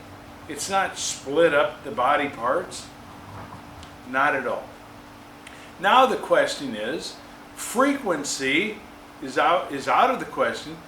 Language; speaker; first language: English; native; English